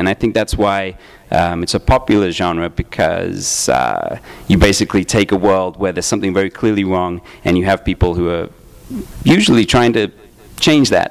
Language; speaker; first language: English; native; English